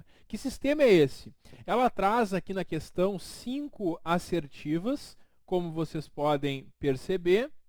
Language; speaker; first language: Portuguese; native; Portuguese